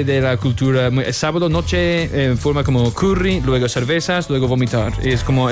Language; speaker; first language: Spanish; non-native, fluent; English